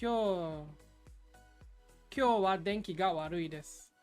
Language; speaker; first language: Japanese; non-native, learner; English